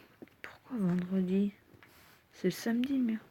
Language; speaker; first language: French; native; French